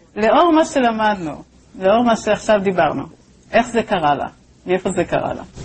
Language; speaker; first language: Hebrew; native; Hebrew